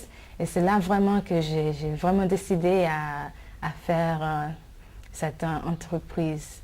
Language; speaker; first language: French; non-native, fluent; English